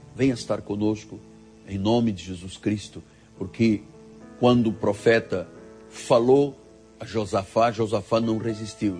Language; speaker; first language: Portuguese; native; Portuguese